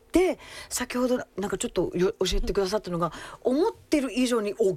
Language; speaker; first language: Japanese; native; Japanese